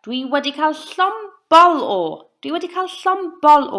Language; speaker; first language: Welsh; non-native, local second language; English